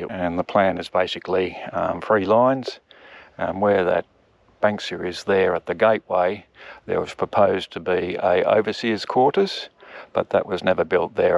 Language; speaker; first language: English; native; English